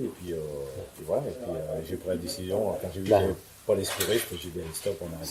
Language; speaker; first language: French; native; French